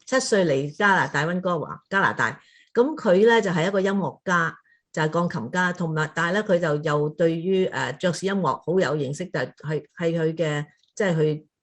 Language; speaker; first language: Cantonese; native; Cantonese